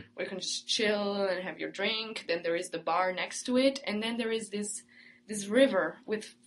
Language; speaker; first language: English; early bilingual, other home language; Italian